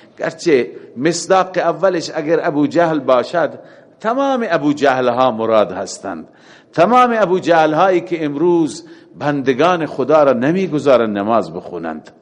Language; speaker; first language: Persian; native; Persian